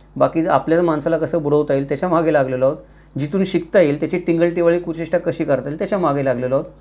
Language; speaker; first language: Marathi; native; Marathi